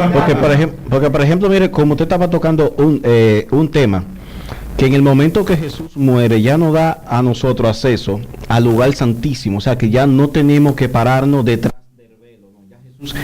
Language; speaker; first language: Spanish; native; Spanish